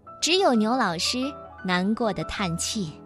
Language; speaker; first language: Chinese; native; Chinese